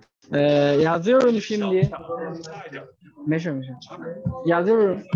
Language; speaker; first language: Turkish; non-native, fluent; Chinese